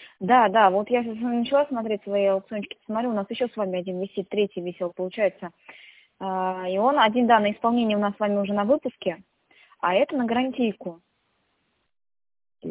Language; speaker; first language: Russian; native; Russian